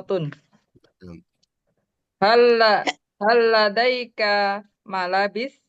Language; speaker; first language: Arabic; non-native, learner; Indonesian